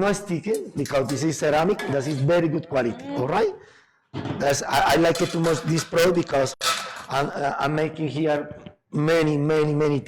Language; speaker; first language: English; non-native, learner; Spanish